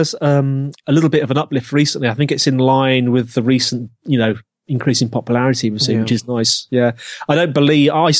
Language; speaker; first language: English; native; English